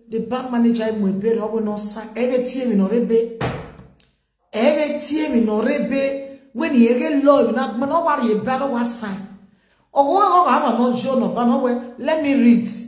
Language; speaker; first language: English; non-native, local second language; Bini